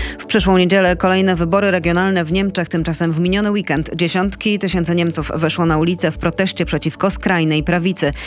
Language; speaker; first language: Polish; native; Polish